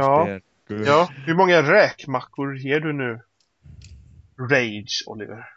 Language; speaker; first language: Swedish; native; Swedish